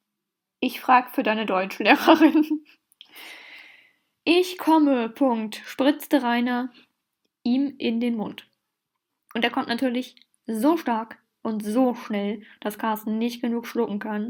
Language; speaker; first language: German; native; German